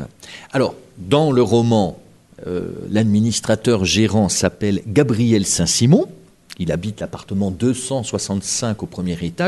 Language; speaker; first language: French; native; French